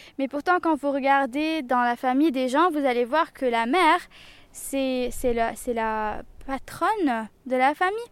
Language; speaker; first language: French; non-native, local second language; Arabic